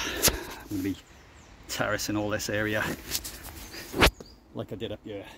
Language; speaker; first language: English; native; English